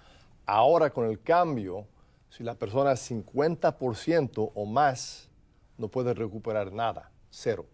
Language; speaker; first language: Spanish; non-native, fluent; English